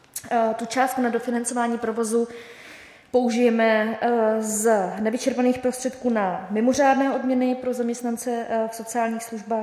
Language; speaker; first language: Czech; native; Czech